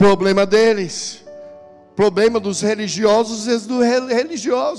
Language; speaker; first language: Portuguese; non-native, fluent; English